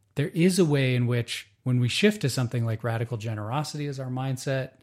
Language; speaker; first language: English; native; English